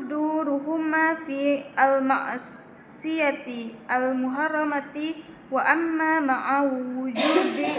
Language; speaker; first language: Arabic; non-native, learner; Indonesian